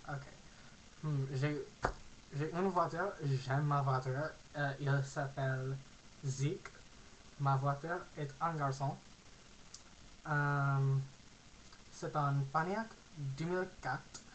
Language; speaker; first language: French; non-native, learner; English